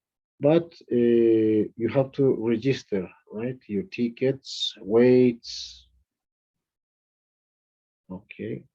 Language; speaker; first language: English; non-native, fluent; Spanish